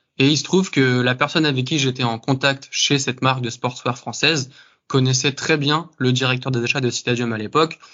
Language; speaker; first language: French; native; French